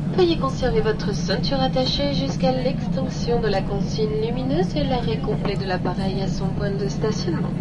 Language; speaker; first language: French; native; French